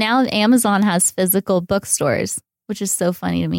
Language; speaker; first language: English; native; English